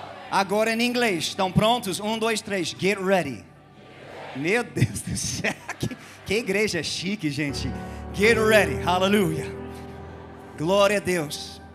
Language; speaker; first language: Portuguese; non-native, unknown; English